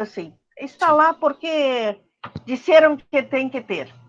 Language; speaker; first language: Spanish; non-native, learner; Portuguese